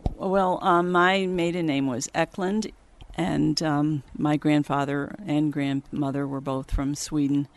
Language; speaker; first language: English; early bilingual, other home language; Swedish